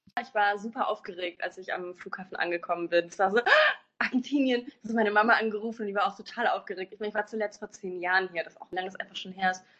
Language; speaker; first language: German; native; German